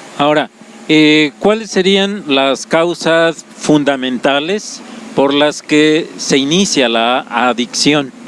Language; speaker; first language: Spanish; native; Spanish